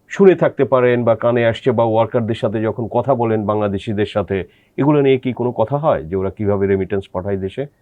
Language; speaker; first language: Bangla; native; Bangla